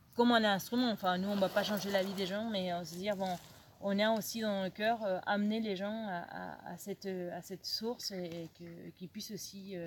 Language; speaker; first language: French; non-native, fluent; Spanish